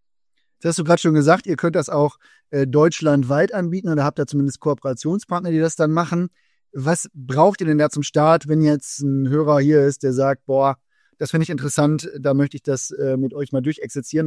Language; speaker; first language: German; native; German